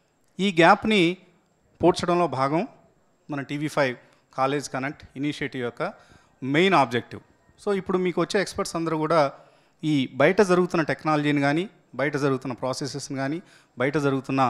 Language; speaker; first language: Telugu; native; Telugu